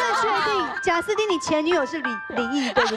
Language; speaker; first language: Chinese; native; Chinese